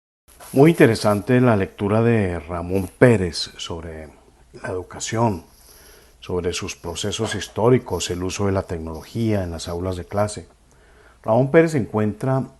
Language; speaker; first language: Spanish; native; Spanish